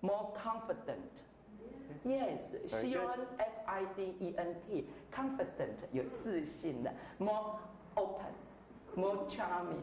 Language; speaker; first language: English; non-native, fluent; Chinese